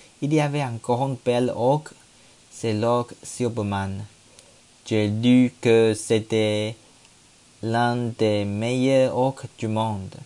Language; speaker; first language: French; non-native, learner; Chinese